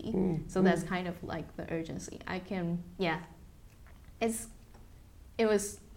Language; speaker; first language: English; non-native, fluent; Chinese